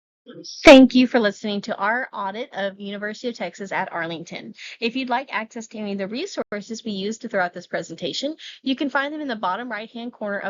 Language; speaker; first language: English; native; English